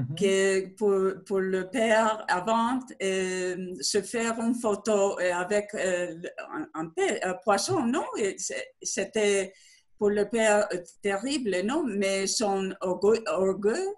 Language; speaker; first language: French; non-native, learner; Spanish